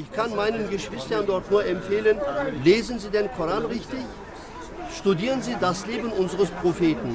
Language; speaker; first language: German; non-native, fluent; Turkish